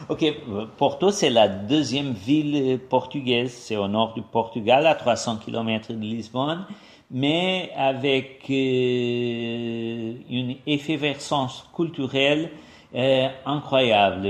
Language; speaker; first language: French; non-native, fluent; Portuguese